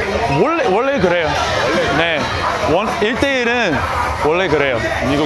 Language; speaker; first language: Korean; non-native, learner; English